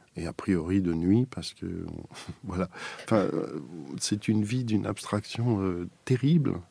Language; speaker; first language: French; native; French